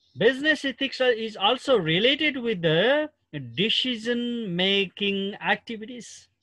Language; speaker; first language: English; non-native, local second language; Nepali